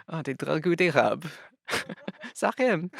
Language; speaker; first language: French; non-native, local second language; English